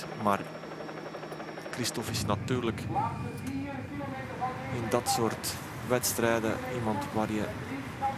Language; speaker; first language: Dutch; native; Dutch